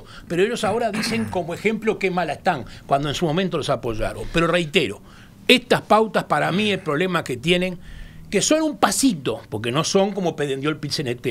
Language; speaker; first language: Spanish; native; Spanish